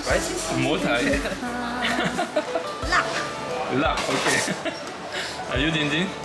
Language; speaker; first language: English; non-native, fluent; French